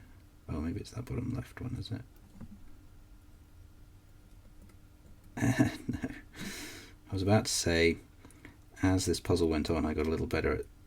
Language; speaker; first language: English; native; English